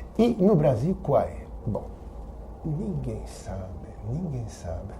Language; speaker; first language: Portuguese; non-native, fluent; French